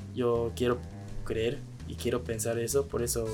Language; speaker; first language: Spanish; non-native, learner; Japanese